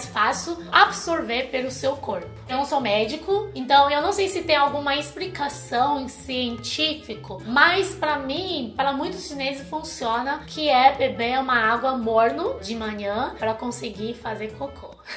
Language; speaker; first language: Portuguese; non-native, fluent; Chinese